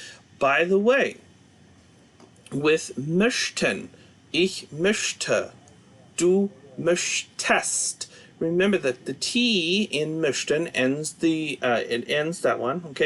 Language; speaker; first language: German; non-native, fluent; English